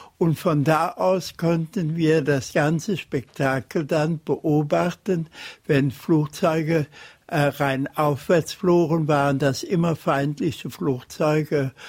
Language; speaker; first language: German; native; German